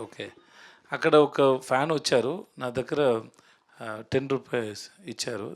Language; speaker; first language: Telugu; non-native, learner; Tamil